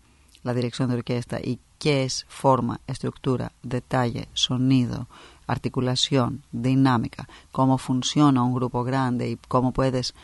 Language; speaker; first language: Spanish; non-native, fluent; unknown